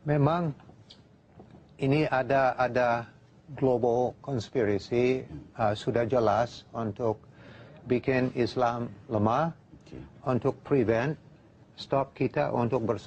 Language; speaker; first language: Indonesian; non-native, learner; English